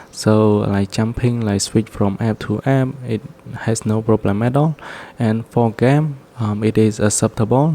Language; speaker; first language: English; non-native, learner; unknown